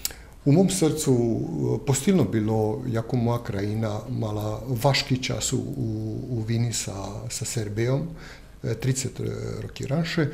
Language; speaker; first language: Ukrainian; non-native, learner; Croatian